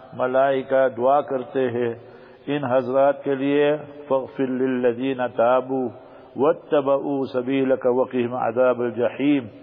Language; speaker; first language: Urdu; early bilingual, heritage; Urdu